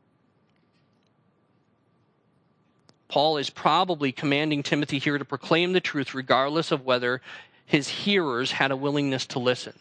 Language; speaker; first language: English; native; English